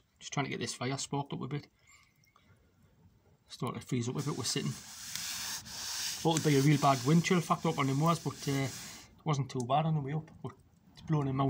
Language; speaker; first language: English; native; English